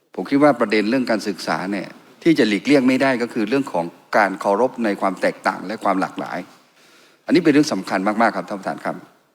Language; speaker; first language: Thai; non-native, local second language; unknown